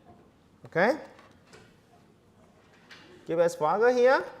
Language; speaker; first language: German; non-native, learner; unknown